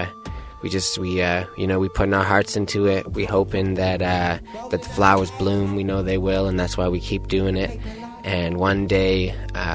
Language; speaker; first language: English; native; English